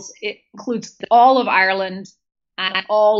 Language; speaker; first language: English; native; English